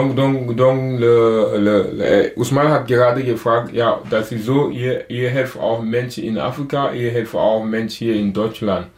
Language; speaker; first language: German; non-native, learner; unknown